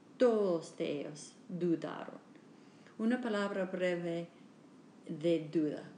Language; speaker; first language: Spanish; non-native, learner; English